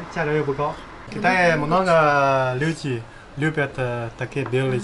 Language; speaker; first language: Russian; non-native, learner; Chinese